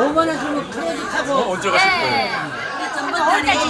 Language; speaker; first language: Korean; native; Korean